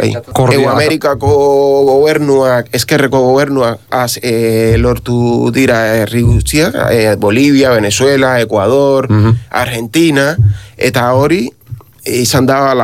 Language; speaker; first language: Basque; non-native, learner; Spanish